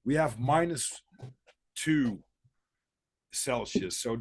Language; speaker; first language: English; non-native, fluent; Dutch